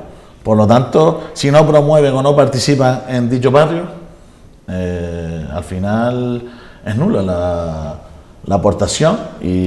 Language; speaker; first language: Spanish; native; Spanish